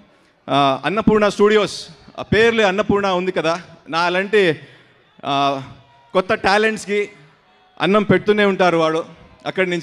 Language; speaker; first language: Telugu; non-native, learner; Kannada